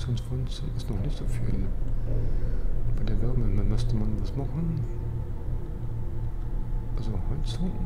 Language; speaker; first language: German; native; German